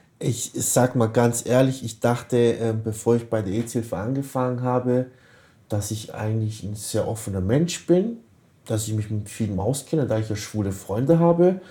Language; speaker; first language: German; early bilingual, other home language; Kurdish